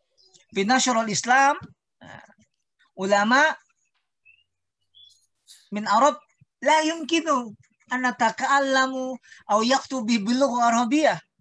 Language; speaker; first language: Arabic; non-native, learner; Indonesian